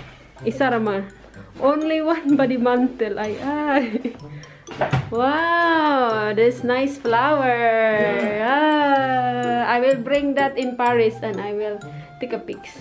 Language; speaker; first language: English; non-native, local second language; Filipino